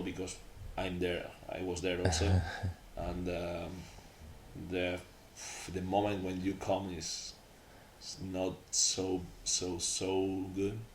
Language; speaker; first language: English; non-native, learner; Spanish